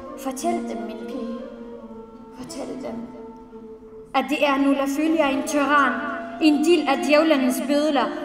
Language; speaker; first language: Danish; non-native, fluent; Central Kurdish